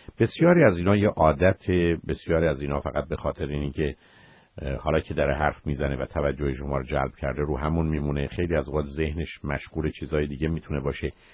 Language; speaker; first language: Persian; native; Persian